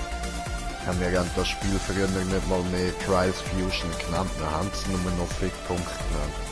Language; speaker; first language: German; native; German